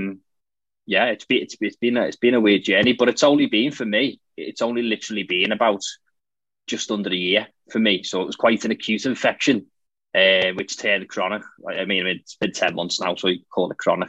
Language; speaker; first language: English; native; English